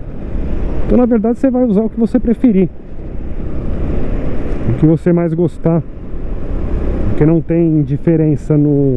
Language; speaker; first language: Portuguese; native; Portuguese